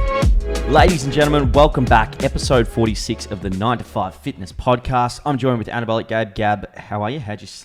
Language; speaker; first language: English; native; English